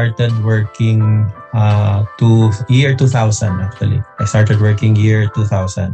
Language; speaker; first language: English; non-native, local second language; Hiligaynon